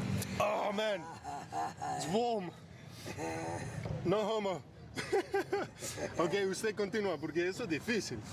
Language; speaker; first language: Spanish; early bilingual, heritage; English